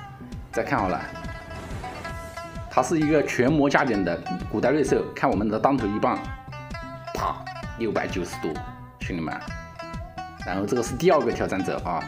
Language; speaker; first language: Chinese; native; Chinese